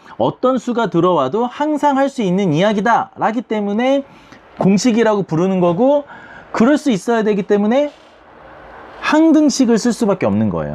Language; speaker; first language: Korean; native; Korean